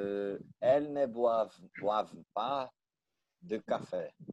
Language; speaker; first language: French; non-native, learner; Portuguese